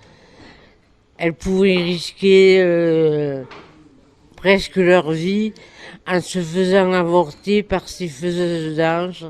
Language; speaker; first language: French; native; French